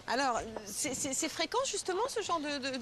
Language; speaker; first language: French; native; French